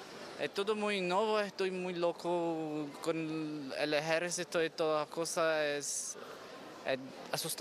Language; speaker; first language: Spanish; non-native, fluent; Portuguese